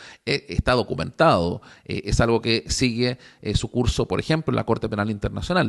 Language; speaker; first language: Spanish; native; Spanish